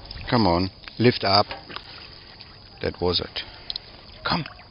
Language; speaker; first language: English; non-native, learner; German